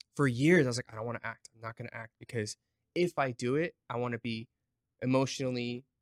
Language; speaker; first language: English; native; English